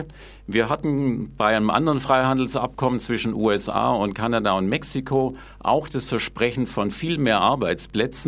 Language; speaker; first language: German; native; German